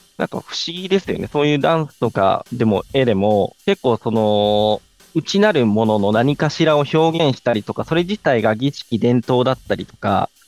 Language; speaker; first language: Japanese; native; Japanese